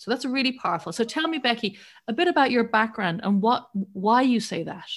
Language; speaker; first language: English; native; English